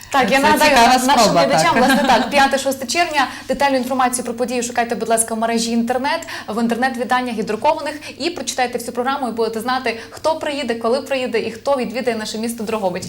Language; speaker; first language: Ukrainian; native; Ukrainian